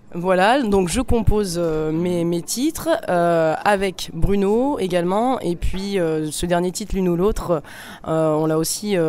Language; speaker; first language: French; native; French